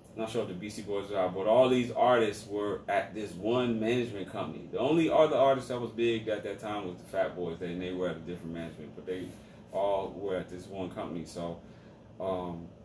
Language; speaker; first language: English; native; English